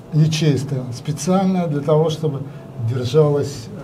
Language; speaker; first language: Russian; native; Russian